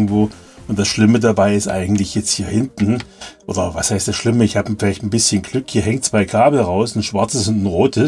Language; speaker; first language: German; native; German